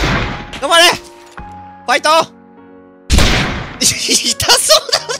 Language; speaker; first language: Japanese; native; Japanese